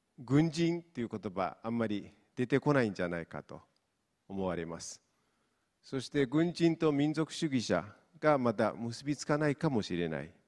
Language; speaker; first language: Japanese; non-native, fluent; Mongolian